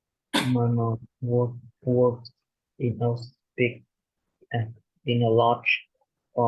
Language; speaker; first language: English; non-native, learner; Vietnamese